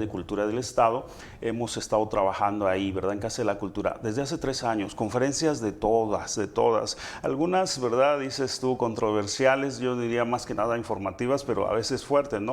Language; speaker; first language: Spanish; native; Spanish